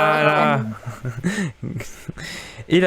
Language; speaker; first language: French; native; French